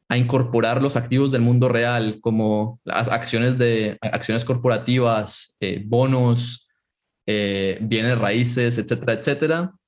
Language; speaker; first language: Spanish; native; Spanish